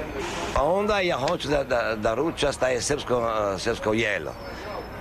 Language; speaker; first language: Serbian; non-native, learner; Italian